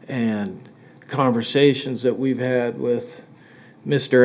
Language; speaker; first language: English; native; English